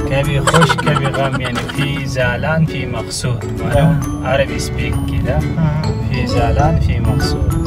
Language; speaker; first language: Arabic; non-native, learner; Urdu